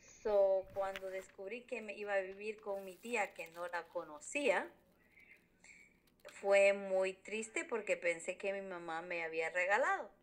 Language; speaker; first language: Spanish; early bilingual, heritage; Spanish